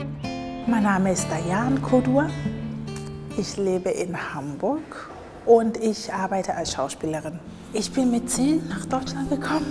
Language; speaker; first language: German; early bilingual, other home language; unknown